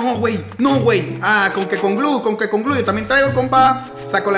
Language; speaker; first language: Spanish; native; Spanish